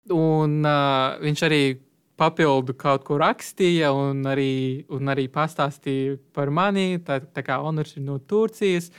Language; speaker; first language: Latvian; non-native, fluent; Turkish